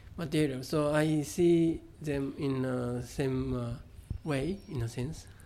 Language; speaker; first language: English; non-native, fluent; Japanese